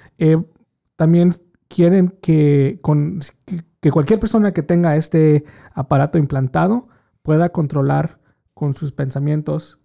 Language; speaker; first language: Spanish; early bilingual, heritage; Spanish